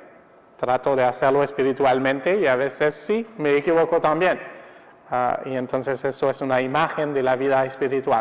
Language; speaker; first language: Spanish; non-native, fluent; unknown